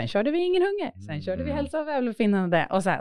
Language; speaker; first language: Swedish; native; Swedish